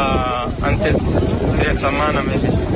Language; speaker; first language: Spanish; non-native, learner; Arabic